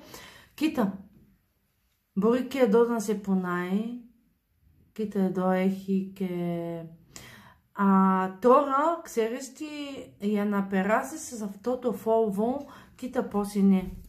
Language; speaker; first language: Greek; non-native, learner; Bulgarian